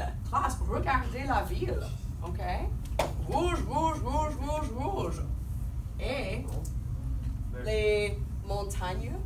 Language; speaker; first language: French; non-native, fluent; English